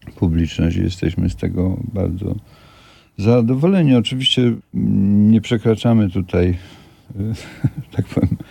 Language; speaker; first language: Polish; native; Polish